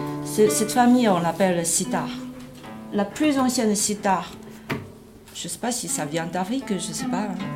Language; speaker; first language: French; non-native, fluent; Chinese